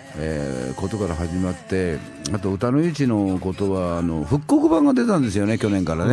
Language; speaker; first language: Japanese; native; Japanese